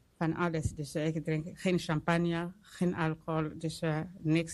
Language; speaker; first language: Dutch; non-native, learner; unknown